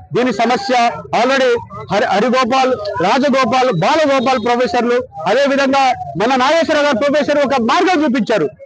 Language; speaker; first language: Telugu; non-native, local second language; Lambadi